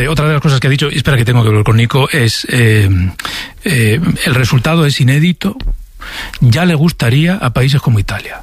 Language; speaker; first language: Spanish; native; Spanish